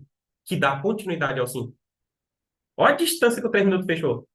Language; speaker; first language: Portuguese; native; Portuguese